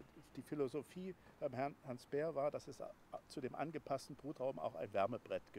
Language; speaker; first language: German; native; German